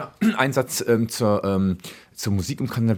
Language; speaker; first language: German; native; German